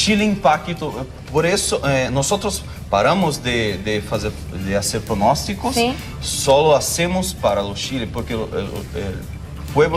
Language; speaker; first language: Spanish; non-native, learner; Portuguese